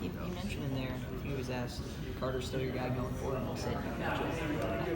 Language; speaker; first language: English; native; English